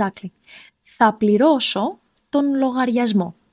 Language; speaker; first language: Greek; non-native, fluent; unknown